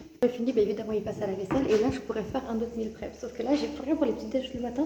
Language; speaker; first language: French; native; French